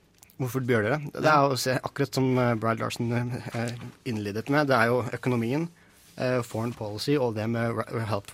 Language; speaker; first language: Norwegian; native; Norwegian